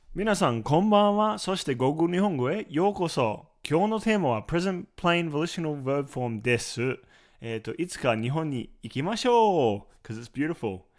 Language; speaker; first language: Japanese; non-native, fluent; English